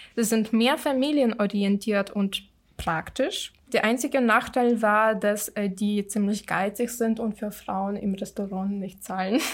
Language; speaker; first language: German; non-native, fluent; Ukrainian